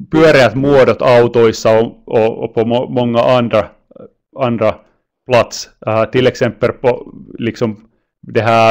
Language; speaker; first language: Swedish; non-native, local second language; Finnish